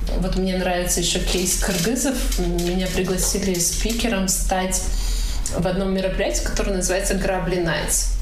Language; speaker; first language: Russian; non-native, local second language; Tajik